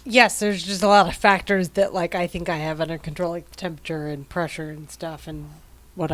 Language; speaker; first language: English; native; English